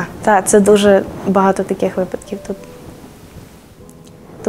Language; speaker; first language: Ukrainian; early bilingual, heritage; Ukrainian